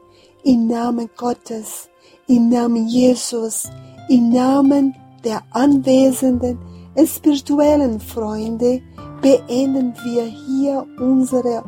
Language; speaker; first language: German; non-native, fluent; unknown